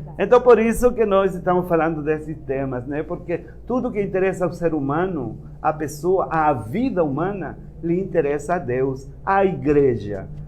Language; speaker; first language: Portuguese; non-native, fluent; Spanish